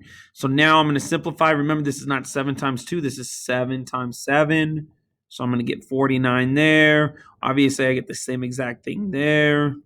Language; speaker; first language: English; native; English